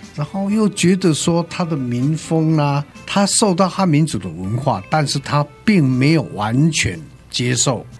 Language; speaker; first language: Chinese; native; Chinese